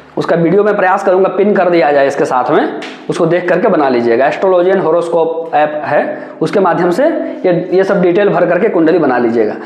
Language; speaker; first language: Hindi; native; Hindi